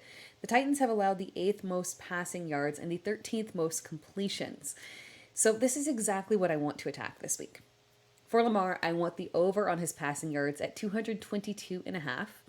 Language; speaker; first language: English; native; English